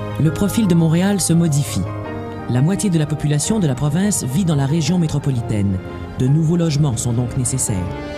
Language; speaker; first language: French; native; French